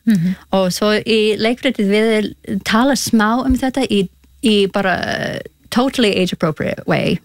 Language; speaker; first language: Icelandic; non-native, learner; English